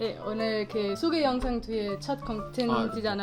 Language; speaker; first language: Korean; non-native, fluent; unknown